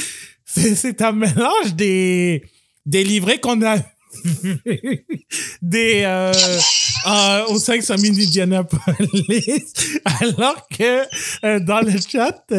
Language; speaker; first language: French; native; French